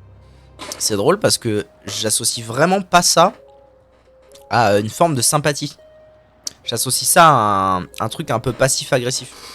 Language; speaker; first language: French; native; French